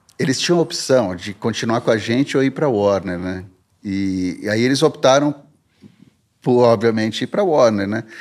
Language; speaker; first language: Portuguese; early bilingual, heritage; Portuguese